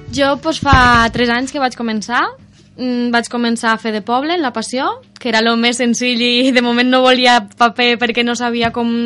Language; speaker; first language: Catalan; early bilingual, other home language; Romanian